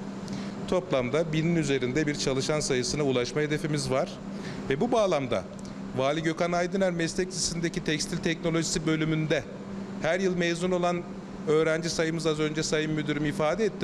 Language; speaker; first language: Turkish; native; Turkish